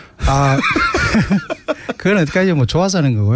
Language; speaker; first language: Korean; native; Korean